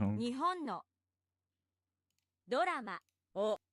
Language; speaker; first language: Japanese; non-native, learner; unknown